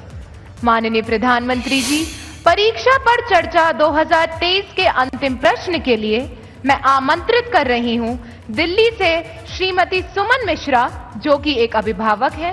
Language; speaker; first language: Hindi; native; Hindi